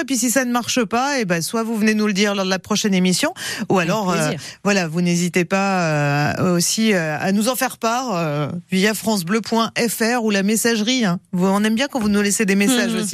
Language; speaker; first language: French; native; French